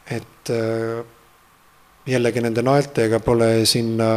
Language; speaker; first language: Estonian; native; Estonian